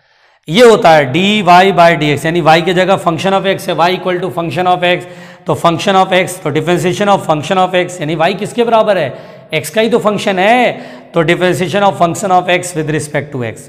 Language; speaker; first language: Hindi; native; Hindi